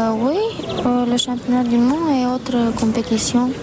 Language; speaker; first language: French; non-native, learner; Romanian